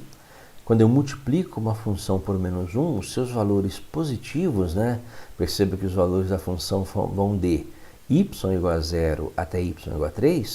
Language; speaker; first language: Portuguese; native; Portuguese